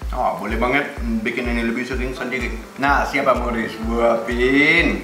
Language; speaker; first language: Indonesian; non-native, fluent; German